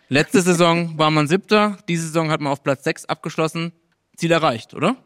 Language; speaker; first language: German; native; German